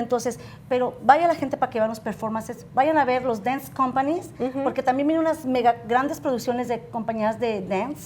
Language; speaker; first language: Spanish; native; Spanish